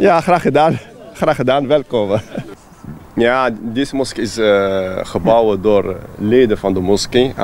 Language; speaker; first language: Dutch; non-native, fluent; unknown